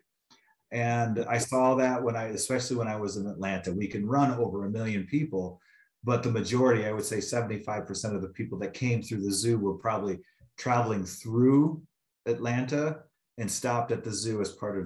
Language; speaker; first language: English; native; English